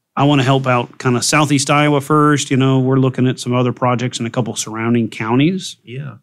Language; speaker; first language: English; native; English